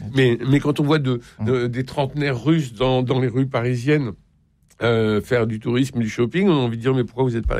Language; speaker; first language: French; native; French